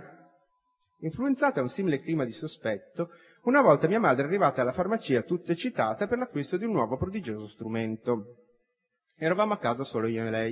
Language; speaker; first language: Italian; native; Italian